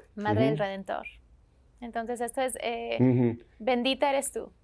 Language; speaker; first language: Spanish; native; Spanish